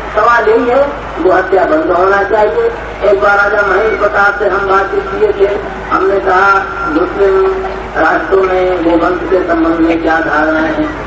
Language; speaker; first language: Hindi; native; Hindi